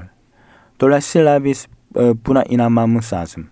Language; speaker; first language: Turkish; non-native, fluent; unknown